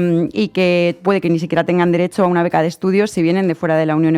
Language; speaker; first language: Spanish; native; Spanish